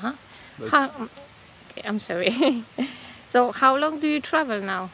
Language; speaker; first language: English; non-native, fluent; Polish